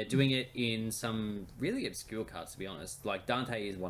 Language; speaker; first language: English; native; English